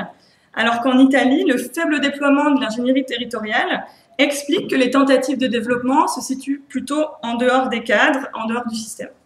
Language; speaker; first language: French; native; French